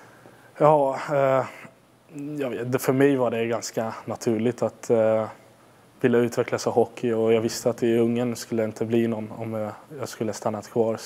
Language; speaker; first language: Swedish; non-native, fluent; Hungarian